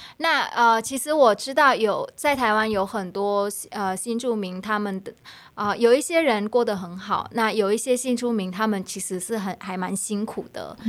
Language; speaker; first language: Chinese; non-native, fluent; Vietnamese